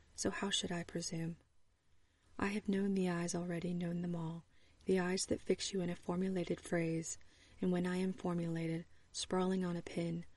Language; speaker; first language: English; native; English